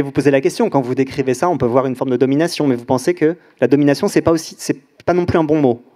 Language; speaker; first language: French; native; French